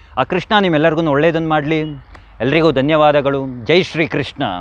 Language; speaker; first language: Kannada; native; Kannada